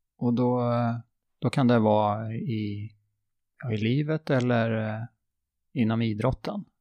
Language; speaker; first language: Swedish; native; Swedish